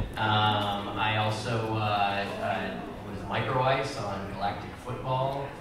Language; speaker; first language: English; native; English